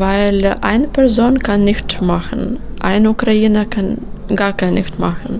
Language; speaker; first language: German; non-native, learner; Ukrainian